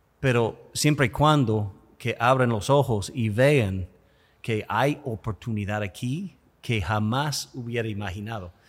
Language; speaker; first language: Spanish; non-native, fluent; English